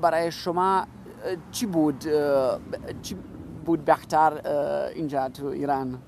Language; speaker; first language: Persian; non-native, learner; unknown